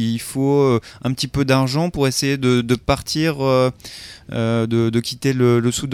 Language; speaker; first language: French; native; French